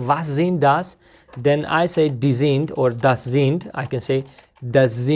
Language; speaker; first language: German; non-native, learner; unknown